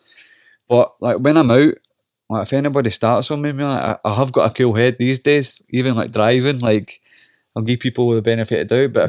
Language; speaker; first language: English; native; English